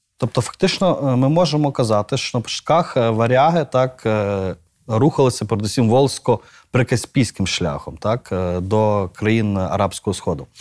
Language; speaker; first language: Ukrainian; native; Ukrainian